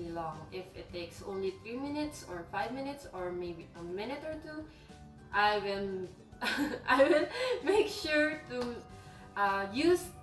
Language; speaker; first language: English; non-native, local second language; Filipino